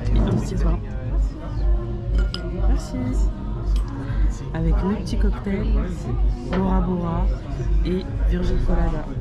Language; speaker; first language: French; native; French